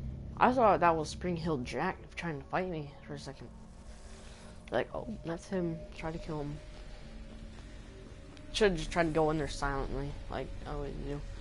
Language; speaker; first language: English; native; English